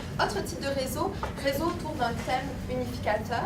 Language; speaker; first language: French; native; French